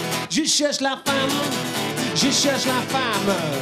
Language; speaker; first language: French; non-native, fluent; English